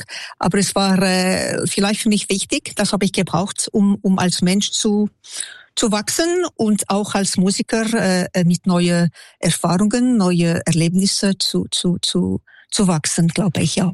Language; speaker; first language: German; non-native, local second language; French